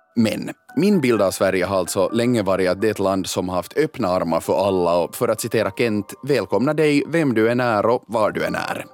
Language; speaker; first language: Swedish; native; Swedish